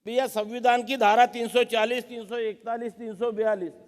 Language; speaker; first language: Hindi; non-native, local second language; Marathi